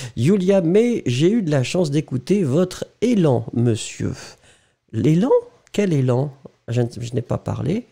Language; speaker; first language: French; native; French